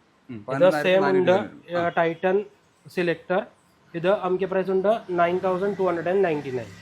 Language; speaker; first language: Malayalam; non-native, fluent; Hindi